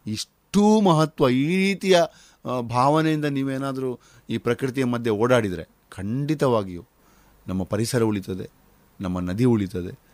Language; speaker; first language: Kannada; non-native, local second language; Konkani